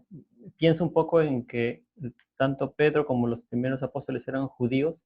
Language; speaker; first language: Spanish; native; Spanish